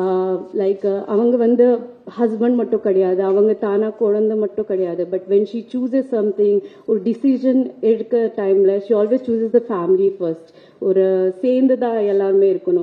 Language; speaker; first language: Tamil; non-native, learner; Marathi